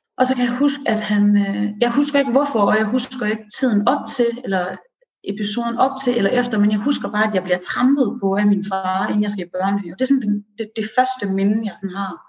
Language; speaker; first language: Danish; early bilingual, other home language; Persian